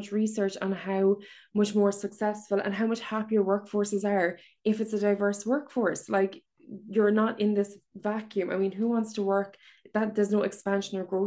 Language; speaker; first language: English; native; English